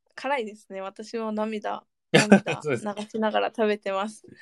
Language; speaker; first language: Japanese; non-native, fluent; Korean